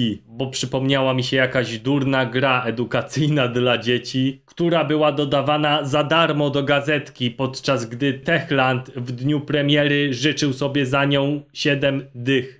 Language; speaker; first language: Polish; native; Polish